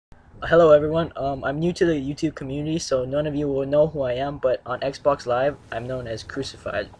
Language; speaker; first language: English; native; English